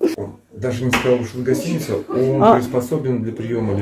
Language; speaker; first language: Russian; native; Russian